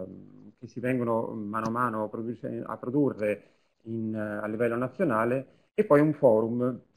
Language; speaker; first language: Italian; native; Italian